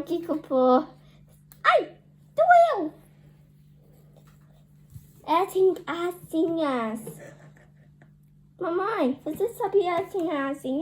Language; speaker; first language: Portuguese; early bilingual, heritage; Portuguese